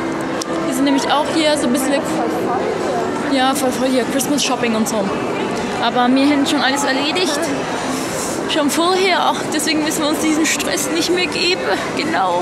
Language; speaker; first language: German; native; German